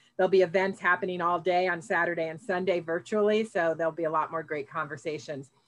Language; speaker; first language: English; native; English